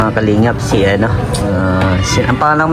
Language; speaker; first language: Filipino; native; Filipino